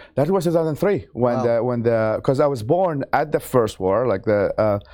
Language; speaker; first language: English; non-native, fluent; Arabic